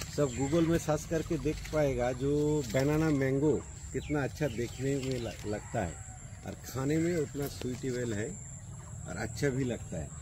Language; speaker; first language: Hindi; non-native, local second language; Bangla